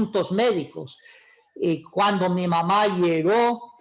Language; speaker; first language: Spanish; non-native, fluent; English